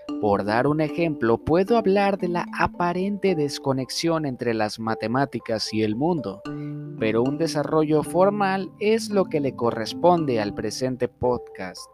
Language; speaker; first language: Spanish; native; Spanish